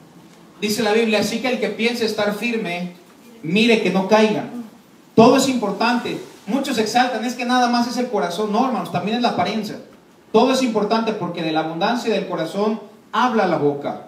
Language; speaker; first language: Spanish; native; Spanish